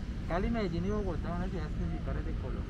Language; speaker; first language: Spanish; native; Spanish